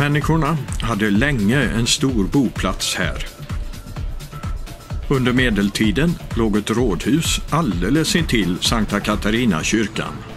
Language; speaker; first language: Swedish; native; Swedish